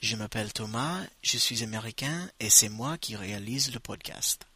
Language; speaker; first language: French; non-native, fluent; English